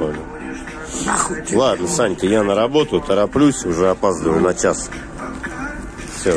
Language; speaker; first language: Russian; native; Russian